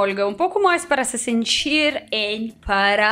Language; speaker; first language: Portuguese; non-native, learner; Russian